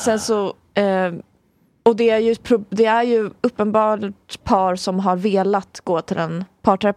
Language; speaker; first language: Swedish; native; Swedish